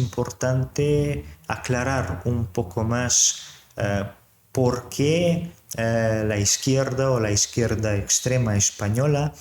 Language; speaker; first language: Spanish; non-native, fluent; Serbian